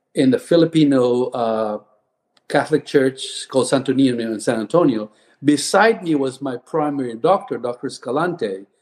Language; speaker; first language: English; non-native, local second language; Cebuano